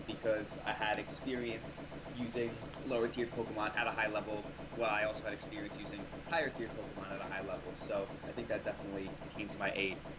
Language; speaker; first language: English; native; English